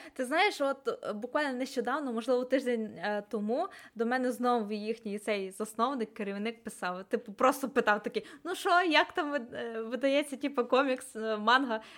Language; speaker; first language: Ukrainian; native; Ukrainian